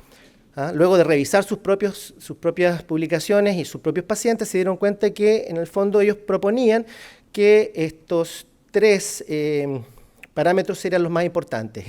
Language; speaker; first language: Spanish; native; Spanish